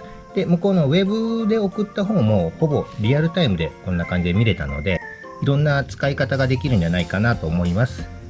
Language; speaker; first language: Japanese; native; Japanese